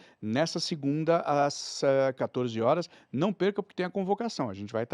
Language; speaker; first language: Portuguese; native; Portuguese